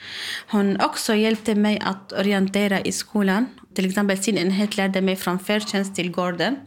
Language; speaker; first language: Swedish; non-native, learner; Arabic